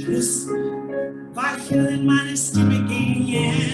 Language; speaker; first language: German; non-native, fluent; English